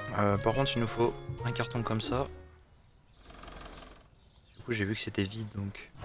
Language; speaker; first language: French; native; French